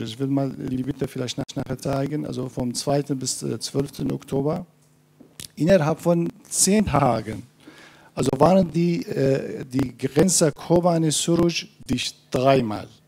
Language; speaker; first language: German; non-native, fluent; Kurdish